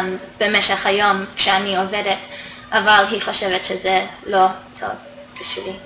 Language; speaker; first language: Hebrew; non-native, fluent; English